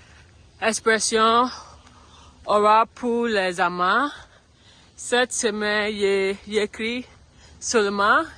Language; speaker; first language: French; non-native, learner; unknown